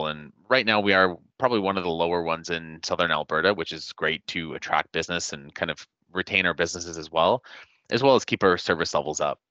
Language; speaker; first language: English; native; English